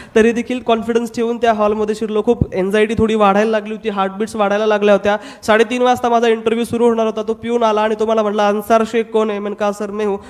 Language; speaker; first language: Marathi; non-native, local second language; Hindi